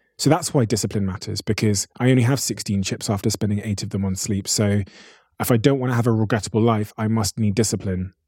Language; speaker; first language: English; native; English